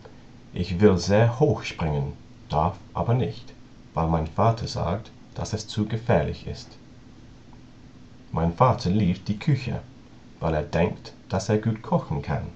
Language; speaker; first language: German; non-native, learner; English